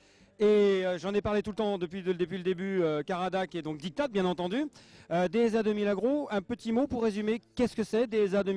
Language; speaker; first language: French; native; French